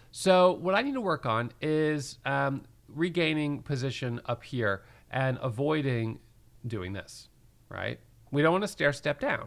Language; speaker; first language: English; native; English